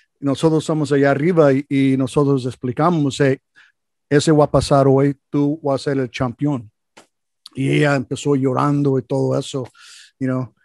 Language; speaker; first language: Spanish; non-native, learner; English